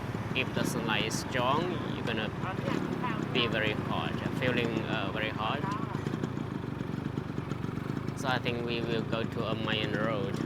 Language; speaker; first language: English; non-native, fluent; Chinese